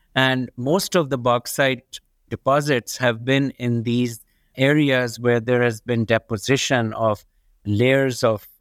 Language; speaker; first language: English; non-native, local second language; Urdu